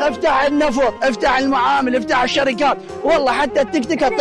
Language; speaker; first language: Arabic; native; Arabic